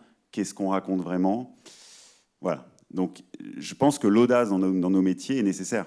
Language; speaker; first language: French; native; French